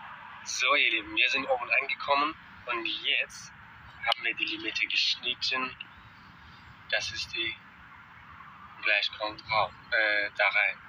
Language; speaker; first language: German; non-native, fluent; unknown